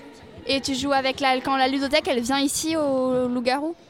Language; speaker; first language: French; native; French